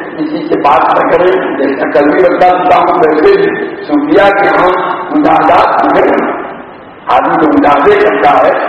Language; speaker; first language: Urdu; native; Urdu